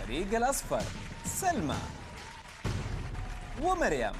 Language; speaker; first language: Arabic; native; Arabic